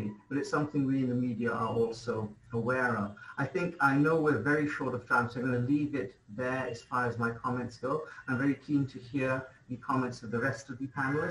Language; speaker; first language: English; non-native, local second language; Bangla